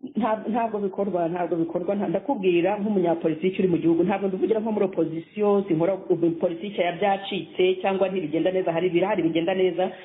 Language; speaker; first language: Kinyarwanda; native; Kinyarwanda